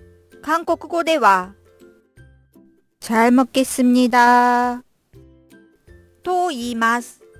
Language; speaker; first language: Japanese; non-native, fluent; Korean